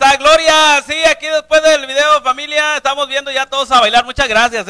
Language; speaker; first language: Spanish; native; Spanish